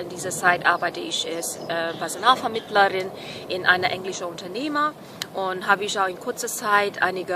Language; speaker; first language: German; non-native, fluent; Burmese